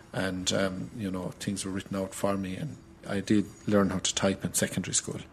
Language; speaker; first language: English; native; English